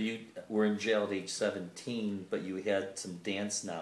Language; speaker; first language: English; native; English